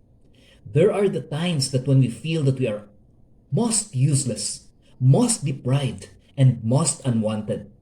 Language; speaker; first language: English; non-native, local second language; Hiligaynon